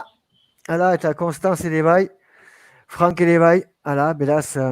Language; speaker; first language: Basque; native; Basque